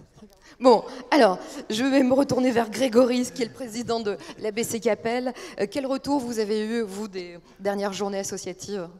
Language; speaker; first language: French; native; French